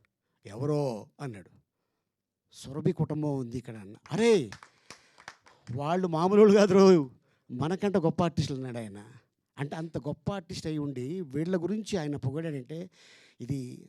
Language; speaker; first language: Telugu; native; Telugu